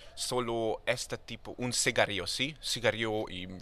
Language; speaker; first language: Spanish; non-native, learner; Hungarian